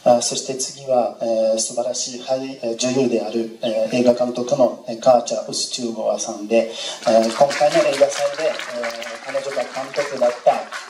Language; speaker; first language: Japanese; non-native, fluent; Russian